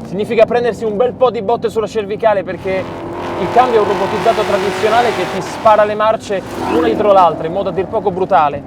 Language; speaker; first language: Italian; native; Italian